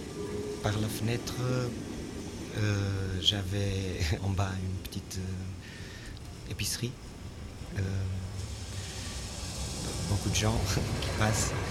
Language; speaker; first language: French; non-native, learner; Portuguese